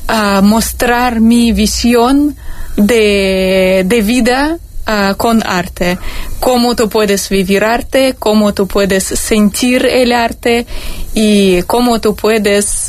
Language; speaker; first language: Spanish; non-native, fluent; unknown